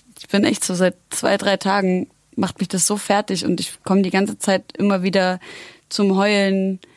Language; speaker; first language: German; early bilingual, other home language; Arabic